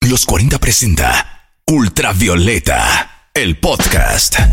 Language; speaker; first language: Spanish; native; Spanish